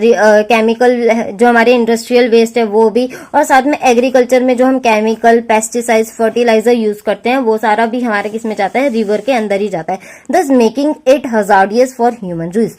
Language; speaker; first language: Hindi; native; Hindi